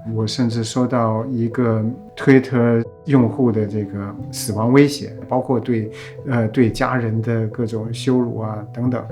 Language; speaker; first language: Chinese; native; Chinese